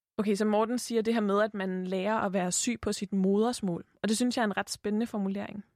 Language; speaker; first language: Danish; native; Danish